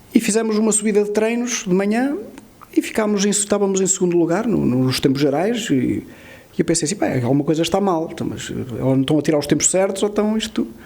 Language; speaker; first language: Portuguese; early bilingual, heritage; Portuguese